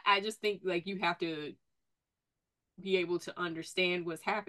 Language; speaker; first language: English; native; English